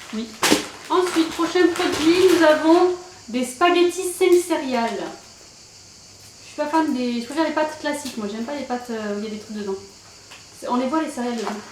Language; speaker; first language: French; native; French